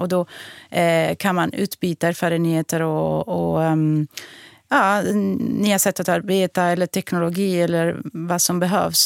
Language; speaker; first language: Swedish; non-native, fluent; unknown